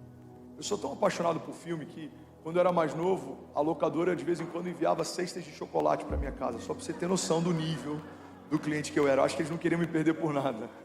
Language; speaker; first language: Portuguese; native; Portuguese